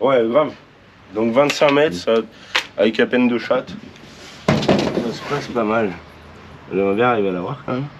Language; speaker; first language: French; native; French